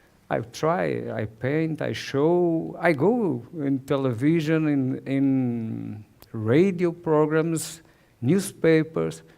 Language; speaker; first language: English; non-native, learner; Portuguese